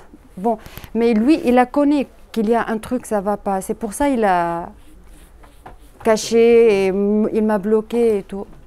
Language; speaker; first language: French; non-native, learner; Arabic